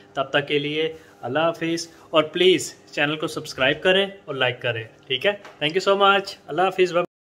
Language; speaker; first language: Urdu; non-native, local second language; Punjabi